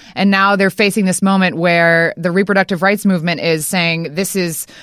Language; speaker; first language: English; native; English